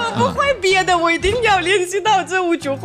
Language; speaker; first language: Chinese; non-native, fluent; Russian